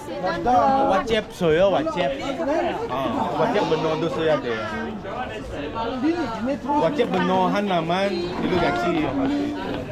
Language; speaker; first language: Korean; non-native, fluent; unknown